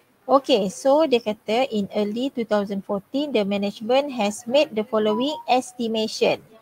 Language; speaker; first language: English; non-native, local second language; Malay